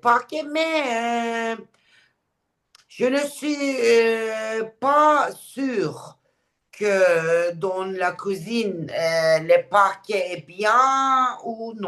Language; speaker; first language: French; non-native, learner; Turkish